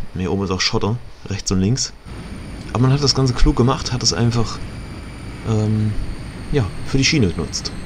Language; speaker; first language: German; native; German